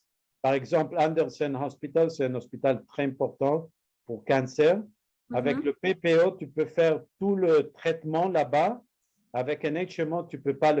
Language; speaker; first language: French; non-native, learner; Spanish